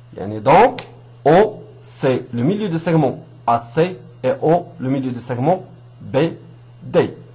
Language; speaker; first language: French; non-native, local second language; Arabic